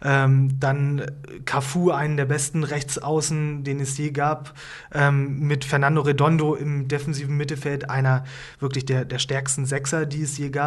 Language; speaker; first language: German; native; German